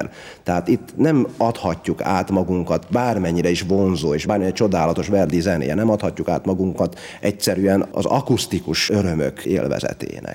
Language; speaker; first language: Hungarian; native; Hungarian